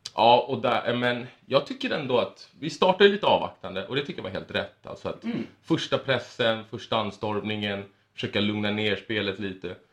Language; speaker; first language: Swedish; early bilingual, other home language; Spanish